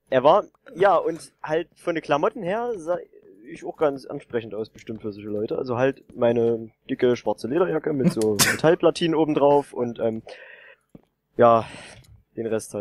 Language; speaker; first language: German; native; German